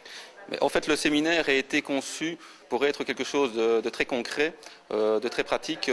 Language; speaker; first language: French; native; French